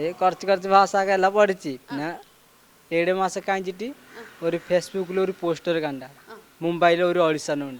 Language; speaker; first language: Malayalam; non-native, learner; Odia